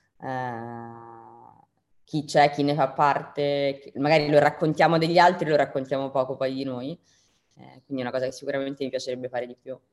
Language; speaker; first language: Italian; native; Italian